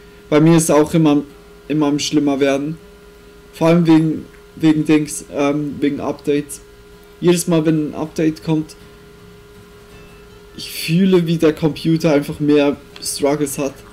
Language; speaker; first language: German; native; German